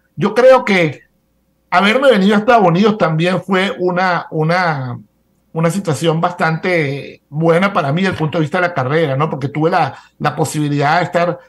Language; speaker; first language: Spanish; native; Spanish